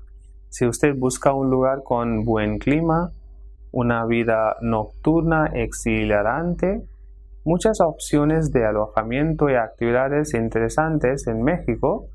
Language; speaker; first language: Spanish; non-native, fluent; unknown